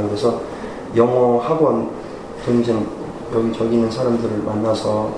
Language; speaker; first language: Korean; early bilingual, heritage; Korean